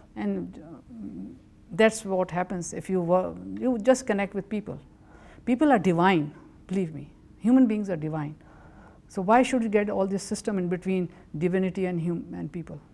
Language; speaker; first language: English; non-native, local second language; Urdu